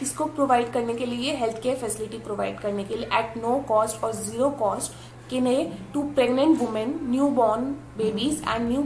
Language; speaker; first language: Hindi; native; Hindi